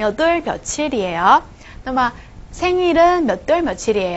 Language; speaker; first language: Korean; non-native, fluent; Chinese